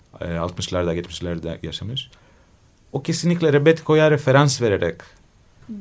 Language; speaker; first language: Turkish; non-native, fluent; Greek